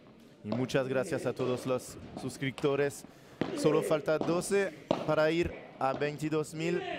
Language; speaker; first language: Spanish; non-native, learner; French